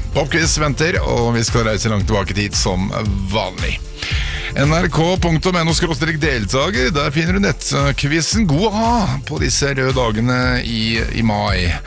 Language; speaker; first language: Norwegian; native; Norwegian